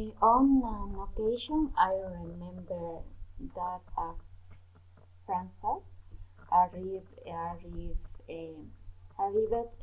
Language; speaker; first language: English; non-native, learner; Spanish